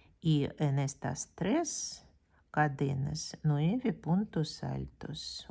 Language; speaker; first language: Spanish; non-native, fluent; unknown